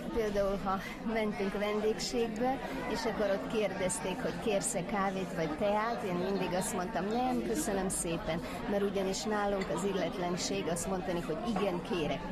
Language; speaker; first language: Hungarian; non-native, fluent; Uyghur